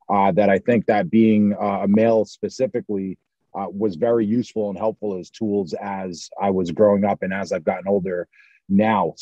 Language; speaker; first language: English; native; English